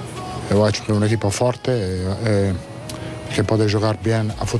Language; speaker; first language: Portuguese; non-native, fluent; Italian